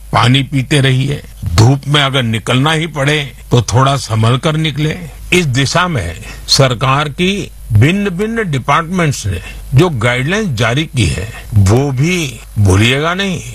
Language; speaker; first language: Hindi; non-native, local second language; Gujarati